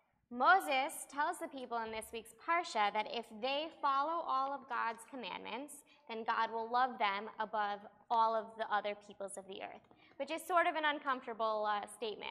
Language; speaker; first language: English; native; English